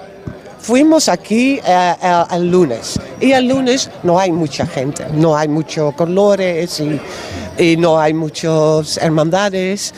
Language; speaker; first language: Spanish; non-native, learner; Dutch